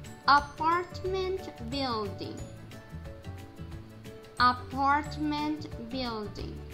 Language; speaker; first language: English; non-native, fluent; Spanish